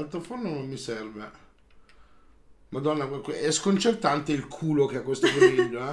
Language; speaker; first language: Italian; native; Italian